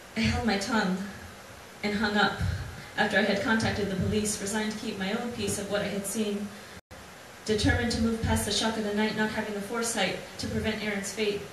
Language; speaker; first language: English; early bilingual, other home language; Spanish